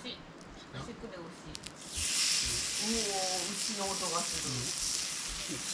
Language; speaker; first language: Japanese; native; Japanese